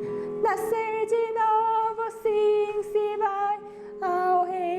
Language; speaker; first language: Portuguese; non-native, fluent; Korean